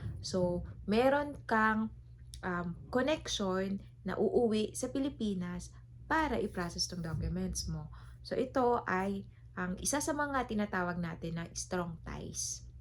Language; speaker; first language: Filipino; native; Filipino